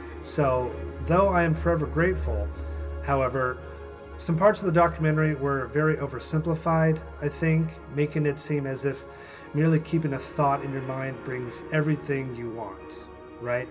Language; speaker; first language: English; native; English